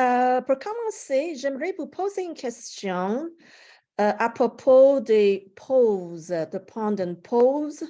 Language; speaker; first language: French; non-native, fluent; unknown